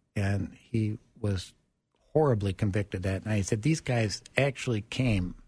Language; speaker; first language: English; early bilingual, other home language; German